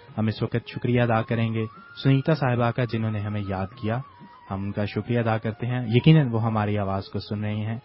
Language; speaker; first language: Urdu; non-native, local second language; Punjabi